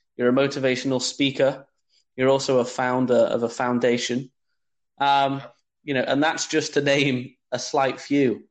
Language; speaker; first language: English; non-native, local second language; Krio